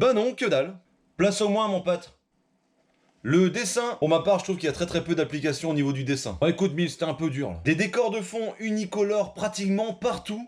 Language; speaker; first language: French; native; French